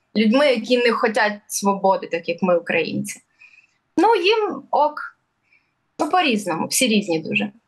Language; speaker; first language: Ukrainian; early bilingual, other home language; Russian